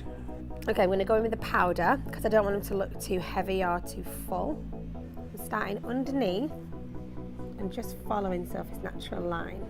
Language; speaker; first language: English; native; English